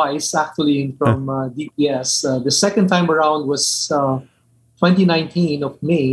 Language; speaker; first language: English; non-native, local second language; Min Nan Chinese